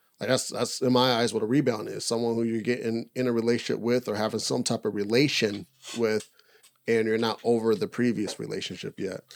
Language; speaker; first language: English; native; English